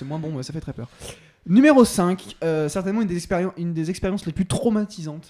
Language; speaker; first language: French; native; French